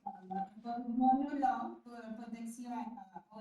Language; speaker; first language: French; non-native, learner; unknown